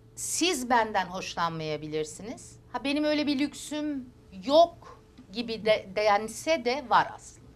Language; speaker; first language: Turkish; early bilingual, heritage; Turkish